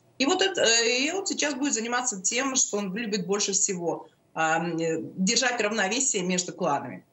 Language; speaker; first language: Russian; native; Russian